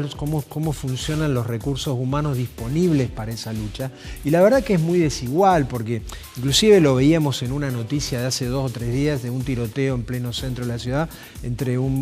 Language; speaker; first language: Spanish; native; Spanish